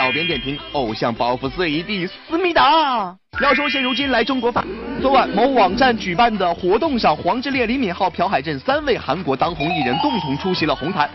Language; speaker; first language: Chinese; native; Chinese